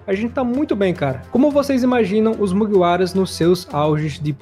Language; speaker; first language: Portuguese; native; Portuguese